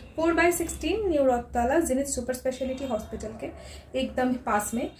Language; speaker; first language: Hindi; non-native, local second language; Bangla